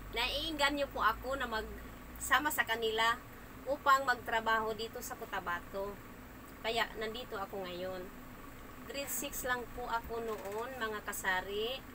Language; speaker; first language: Filipino; non-native, local second language; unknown